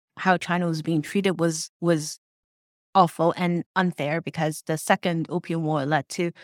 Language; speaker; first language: English; non-native, local second language; Cantonese